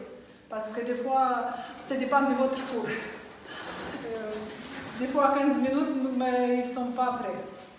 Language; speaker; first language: French; non-native, learner; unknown